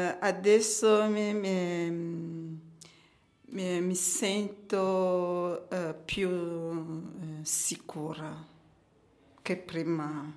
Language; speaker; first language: Italian; non-native, learner; French